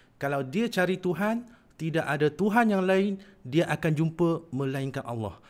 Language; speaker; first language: Malay; non-native, local second language; Chinese